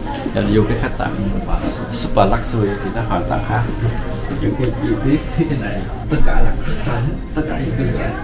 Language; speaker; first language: Vietnamese; native; Vietnamese